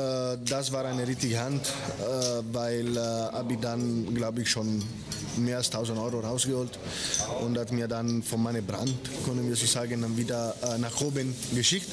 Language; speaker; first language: German; non-native, fluent; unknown